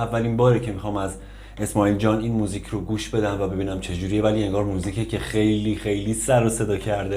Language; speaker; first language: Persian; native; Persian